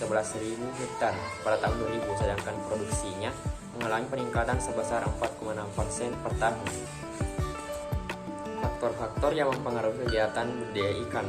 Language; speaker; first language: Indonesian; native; Indonesian